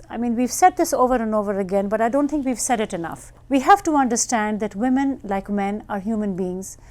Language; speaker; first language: English; non-native, local second language; Urdu